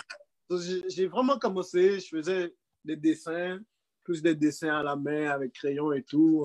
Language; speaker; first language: French; native; French